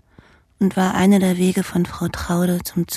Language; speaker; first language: German; native; German